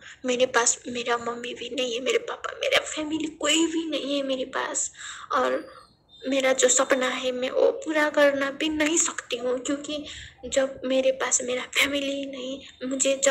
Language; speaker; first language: Hindi; non-native, learner; Nepali